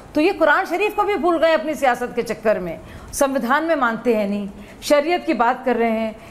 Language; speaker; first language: Hindi; native; Hindi